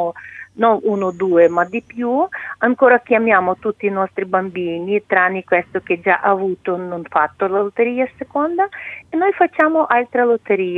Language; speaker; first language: Italian; non-native, learner; Ukrainian